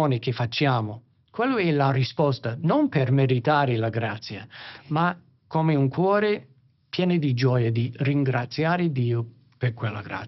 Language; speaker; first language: Italian; non-native, fluent; English